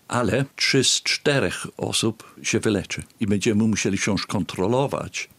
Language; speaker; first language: Polish; early bilingual, heritage; Polish